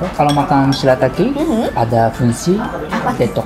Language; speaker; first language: Indonesian; non-native, learner; Japanese